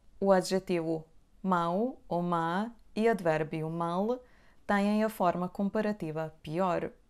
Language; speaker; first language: Portuguese; non-native, fluent; Serbian